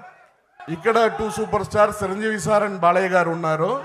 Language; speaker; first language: Telugu; non-native, learner; Tamil